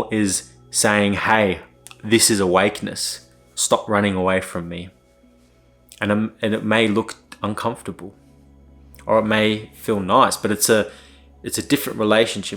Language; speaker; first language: English; native; English